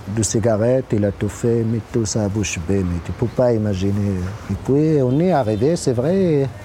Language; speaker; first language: French; non-native, local second language; Arabic